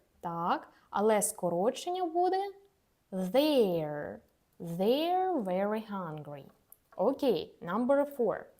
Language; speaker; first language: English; non-native, fluent; Ukrainian